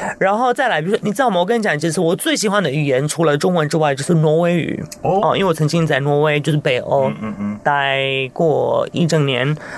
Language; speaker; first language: Chinese; non-native, fluent; Italian